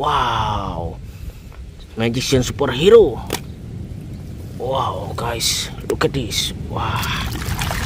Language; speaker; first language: English; non-native, learner; Indonesian